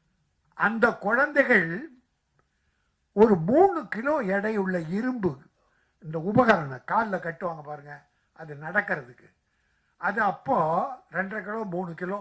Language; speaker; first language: Tamil; native; Tamil